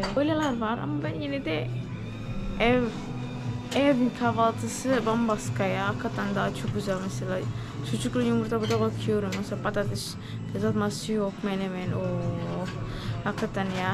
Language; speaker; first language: Turkish; non-native, learner; Indonesian